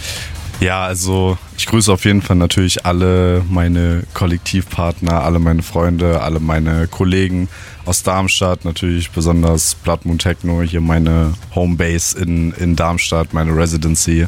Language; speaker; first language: German; native; German